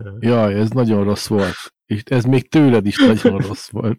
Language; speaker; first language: Hungarian; native; Hungarian